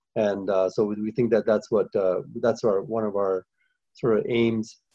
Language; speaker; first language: English; early bilingual, other home language; Hindi